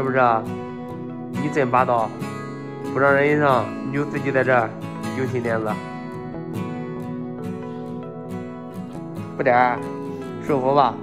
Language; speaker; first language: Chinese; native; Chinese